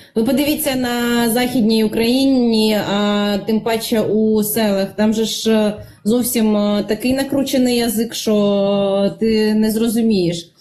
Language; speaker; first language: Ukrainian; non-native, local second language; Russian